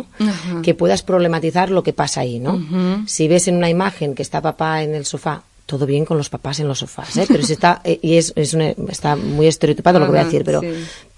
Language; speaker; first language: Spanish; native; Spanish